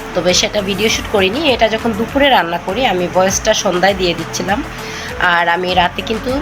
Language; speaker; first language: Bangla; native; Bangla